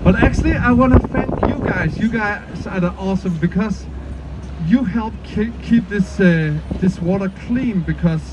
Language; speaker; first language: English; non-native, fluent; Danish